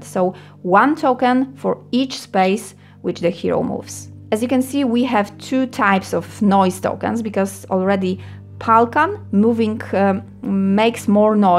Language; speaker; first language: English; non-native, fluent; Polish